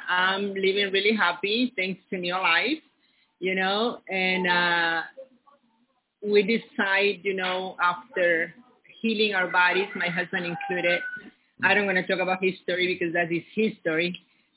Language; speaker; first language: English; non-native, learner; Spanish